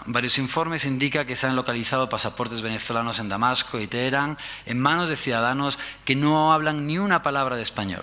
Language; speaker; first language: Spanish; native; Spanish